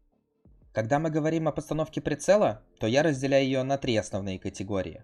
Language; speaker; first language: Russian; native; Russian